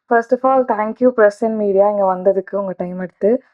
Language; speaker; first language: Tamil; non-native, learner; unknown